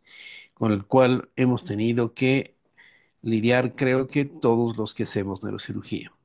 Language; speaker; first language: Spanish; native; Spanish